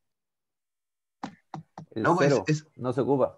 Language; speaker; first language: Spanish; native; Spanish